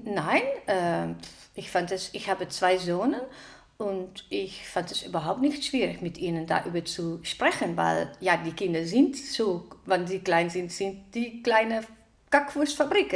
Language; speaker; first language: German; non-native, fluent; Dutch